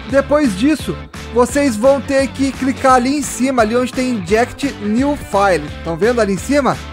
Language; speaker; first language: Portuguese; native; Portuguese